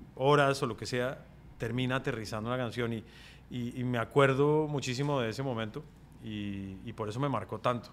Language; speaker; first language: Spanish; native; Spanish